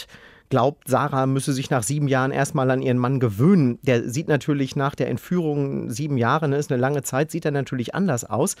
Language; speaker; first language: German; native; German